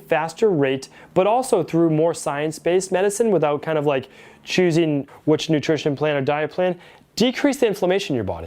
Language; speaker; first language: English; native; English